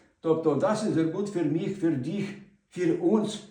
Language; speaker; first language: German; non-native, learner; Ukrainian